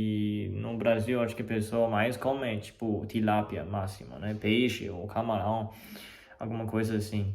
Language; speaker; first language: Portuguese; non-native, fluent; Chinese